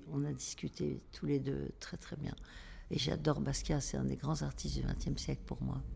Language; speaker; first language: French; native; French